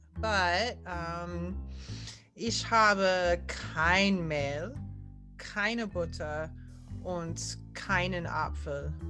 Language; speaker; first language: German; non-native, learner; English